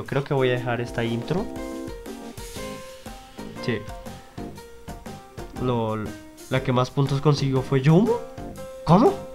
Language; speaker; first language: Spanish; native; Spanish